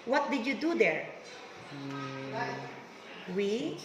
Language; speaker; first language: English; non-native, fluent; Vietnamese